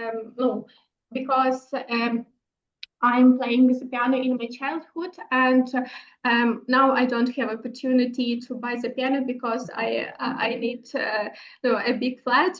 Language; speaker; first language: English; non-native, learner; Ukrainian